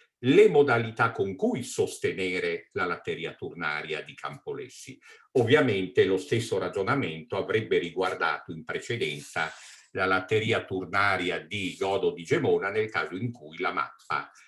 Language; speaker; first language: Italian; native; Italian